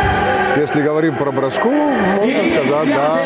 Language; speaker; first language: Russian; non-native, learner; Macedonian